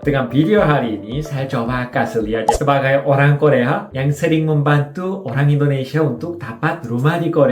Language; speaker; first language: Indonesian; non-native, fluent; Korean